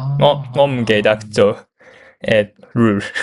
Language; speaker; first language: Cantonese; non-native, learner; Japanese